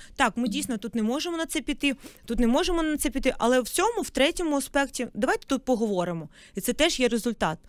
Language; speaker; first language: Ukrainian; non-native, local second language; Russian